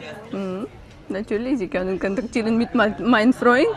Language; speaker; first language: German; non-native, learner; Ukrainian